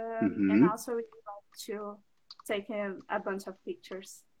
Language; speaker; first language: English; non-native, learner; Portuguese